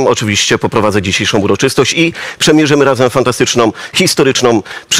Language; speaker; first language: Polish; native; Polish